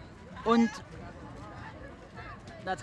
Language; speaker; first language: German; native; German